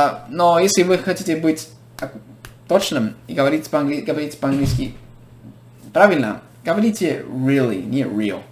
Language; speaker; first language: Russian; non-native, fluent; English